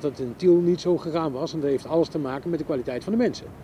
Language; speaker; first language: Dutch; native; Dutch